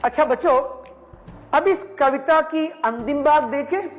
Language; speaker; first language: Hindi; non-native, local second language; Malayalam